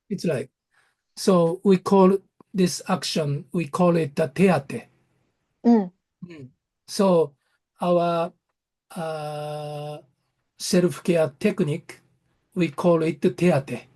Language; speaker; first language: English; non-native, learner; Japanese